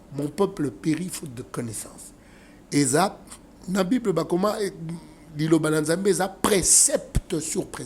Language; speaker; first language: French; non-native, local second language; Lingala